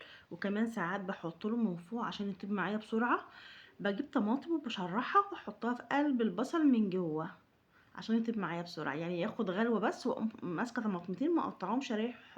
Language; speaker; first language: Arabic; native; Arabic